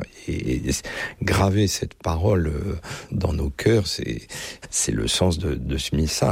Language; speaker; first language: French; native; French